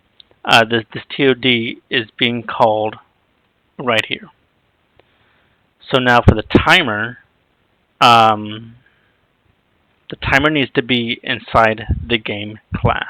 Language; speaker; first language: English; native; English